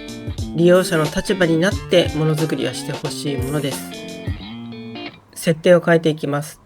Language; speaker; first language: Japanese; native; Japanese